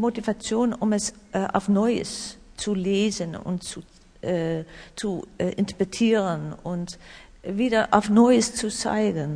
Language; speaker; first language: German; non-native, learner; Dutch